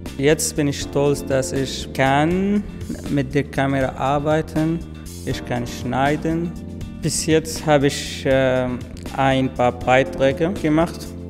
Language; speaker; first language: German; non-native, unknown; Arabic